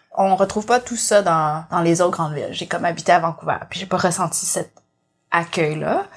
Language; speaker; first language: French; native; French